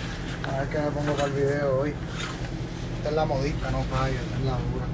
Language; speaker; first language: Spanish; native; Spanish